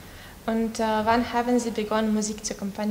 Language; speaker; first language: German; non-native, learner; Russian